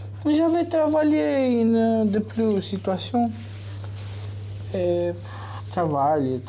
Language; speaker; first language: French; non-native, learner; Romanian